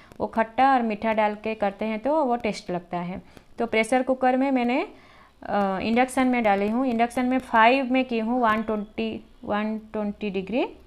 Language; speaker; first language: Hindi; non-native, local second language; Odia